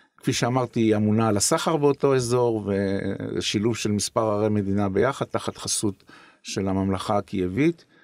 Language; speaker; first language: Hebrew; native; Hebrew